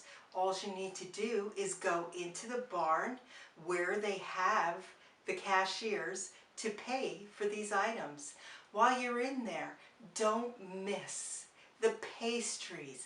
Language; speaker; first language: English; native; English